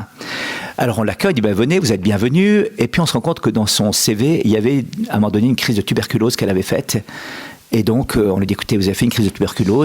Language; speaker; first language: French; native; French